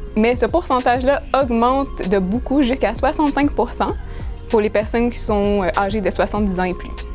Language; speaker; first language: French; native; French